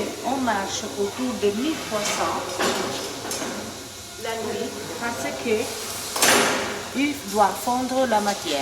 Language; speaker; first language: French; non-native, learner; Italian